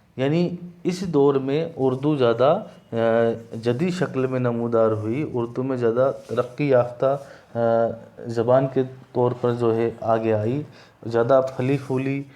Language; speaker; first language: Urdu; native; Urdu